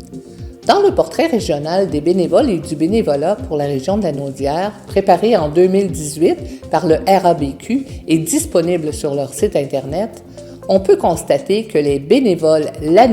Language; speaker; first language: French; native; French